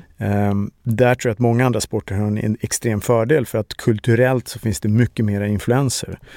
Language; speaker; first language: Swedish; native; Swedish